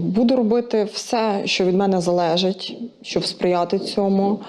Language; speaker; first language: Ukrainian; native; Ukrainian